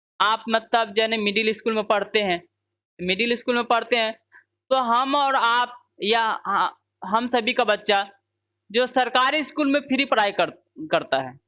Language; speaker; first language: Hindi; native; Hindi